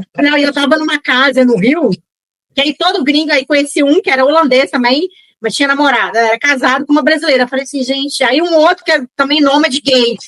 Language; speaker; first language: Portuguese; native; Portuguese